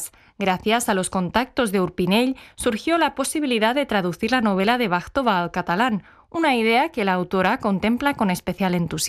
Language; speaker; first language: Spanish; non-native, fluent; Czech